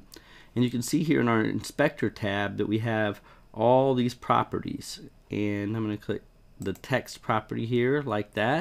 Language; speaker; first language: English; native; English